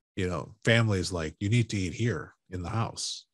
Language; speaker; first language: English; native; English